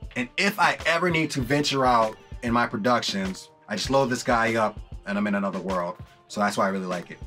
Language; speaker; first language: English; native; English